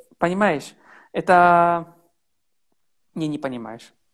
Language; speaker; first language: Russian; non-native, learner; Italian